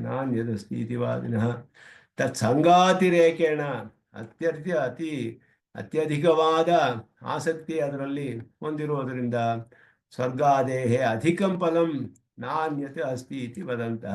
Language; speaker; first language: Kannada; native; Kannada